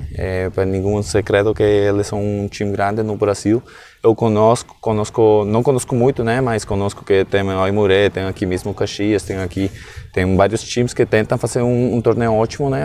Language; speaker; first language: Portuguese; non-native, learner; Spanish